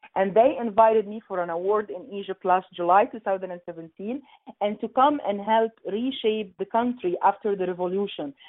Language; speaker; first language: English; non-native, fluent; Arabic